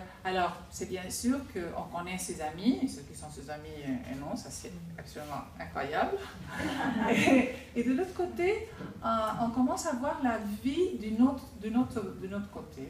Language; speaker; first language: French; non-native, fluent; Spanish